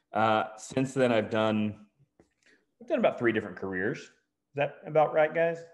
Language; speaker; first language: English; native; English